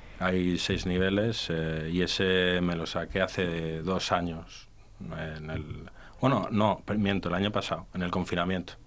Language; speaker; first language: Spanish; native; Spanish